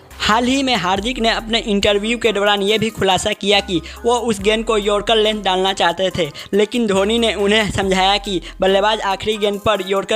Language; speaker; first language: Hindi; native; Hindi